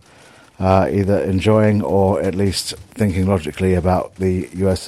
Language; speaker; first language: English; native; English